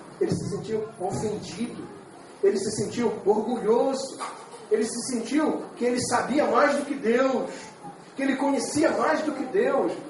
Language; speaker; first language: Portuguese; native; Portuguese